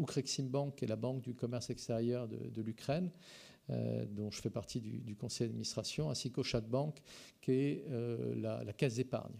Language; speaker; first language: French; native; French